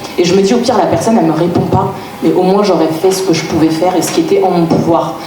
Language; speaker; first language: French; native; French